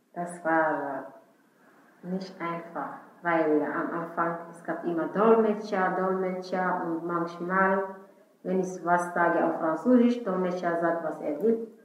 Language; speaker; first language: German; non-native, learner; Fula